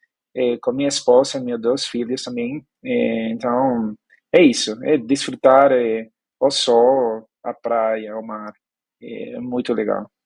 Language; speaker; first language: Portuguese; non-native, fluent; Spanish